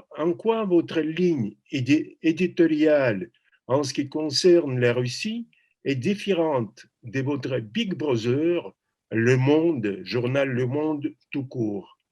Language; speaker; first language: French; non-native, fluent; Russian